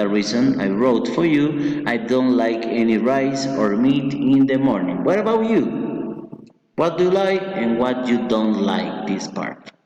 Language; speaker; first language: English; non-native, fluent; Spanish